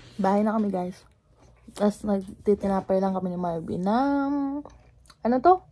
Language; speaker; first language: Filipino; native; Filipino